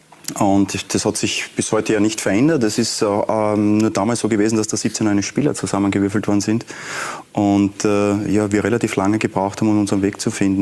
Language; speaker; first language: German; native; German